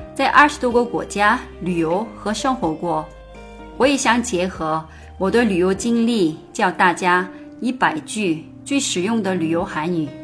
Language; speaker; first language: Chinese; non-native, fluent; Korean